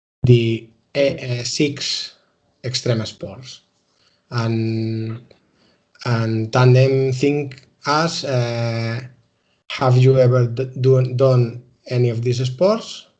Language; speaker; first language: English; non-native, learner; Spanish